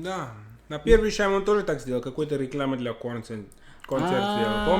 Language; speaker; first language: Russian; non-native, learner; English